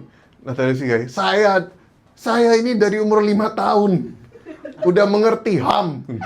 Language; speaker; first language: Indonesian; native; Indonesian